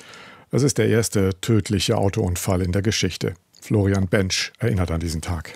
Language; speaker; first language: German; native; German